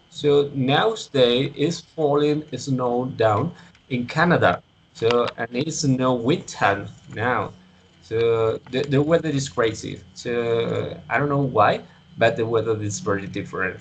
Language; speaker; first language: English; non-native, learner; Spanish